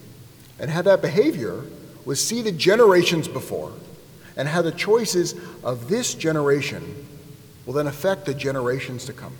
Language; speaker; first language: English; native; English